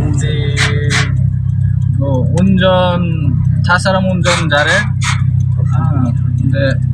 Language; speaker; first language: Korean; non-native, learner; Bangla